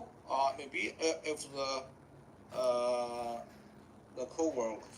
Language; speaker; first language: English; non-native, learner; Chinese